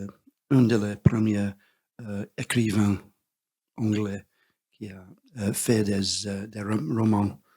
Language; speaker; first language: French; non-native, learner; English